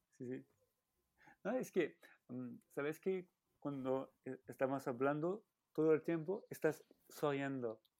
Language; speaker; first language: Spanish; non-native, learner; French